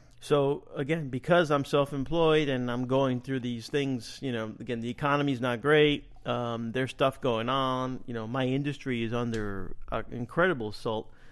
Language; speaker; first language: English; native; English